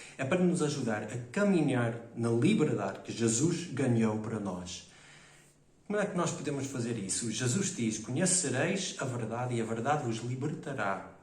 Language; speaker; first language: Portuguese; non-native, fluent; English